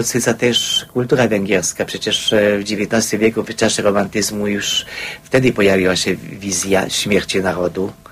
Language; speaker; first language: Polish; non-native, fluent; Hungarian